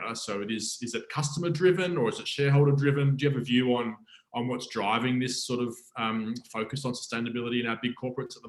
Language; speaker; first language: English; native; English